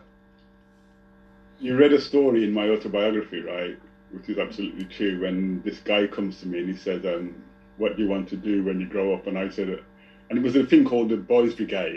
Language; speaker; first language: English; native; English